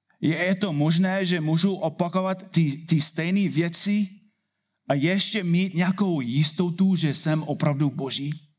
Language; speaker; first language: Czech; non-native, fluent; English